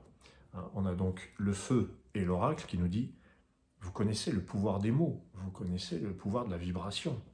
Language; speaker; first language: French; native; French